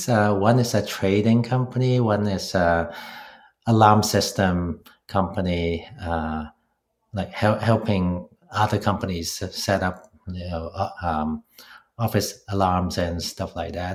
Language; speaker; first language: English; non-native, local second language; Cantonese